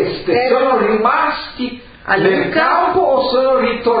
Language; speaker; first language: Italian; early bilingual, heritage; Italian